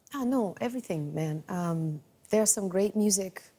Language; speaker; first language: English; native; English